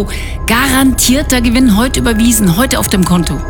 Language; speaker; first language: German; native; German